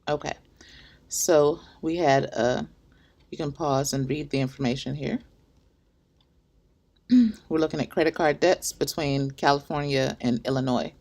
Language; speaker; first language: English; native; English